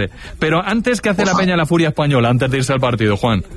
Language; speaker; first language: Spanish; native; Spanish